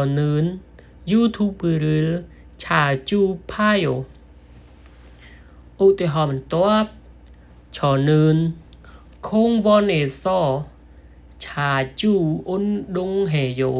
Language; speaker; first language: Korean; non-native, learner; Khmer